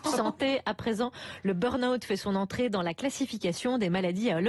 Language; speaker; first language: French; native; French